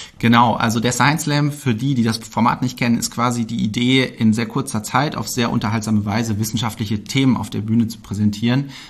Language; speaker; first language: German; native; German